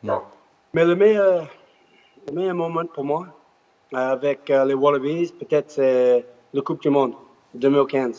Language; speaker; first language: French; non-native, learner; English